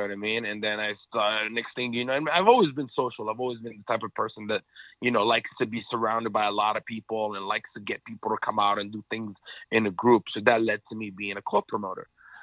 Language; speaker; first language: English; non-native, fluent; Arabic